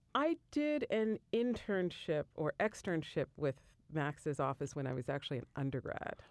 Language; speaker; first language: English; native; English